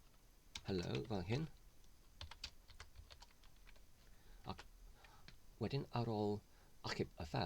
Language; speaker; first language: Welsh; non-native, learner; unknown